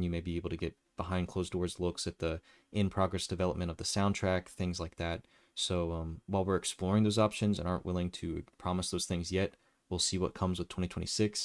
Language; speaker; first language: English; native; English